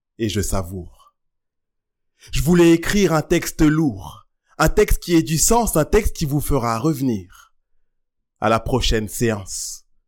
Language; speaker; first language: French; early bilingual, other home language; Lingala